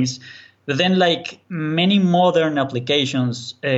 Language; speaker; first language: English; non-native, fluent; Spanish